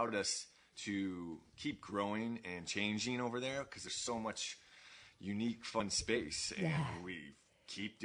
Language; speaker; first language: English; native; English